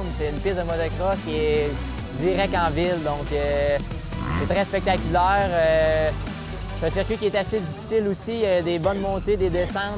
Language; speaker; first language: French; native; French